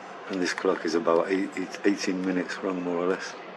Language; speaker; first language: English; early bilingual, other home language; Spanish